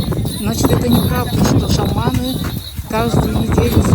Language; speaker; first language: Russian; native; Russian